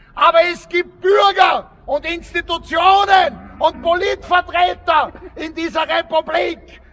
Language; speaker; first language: German; native; German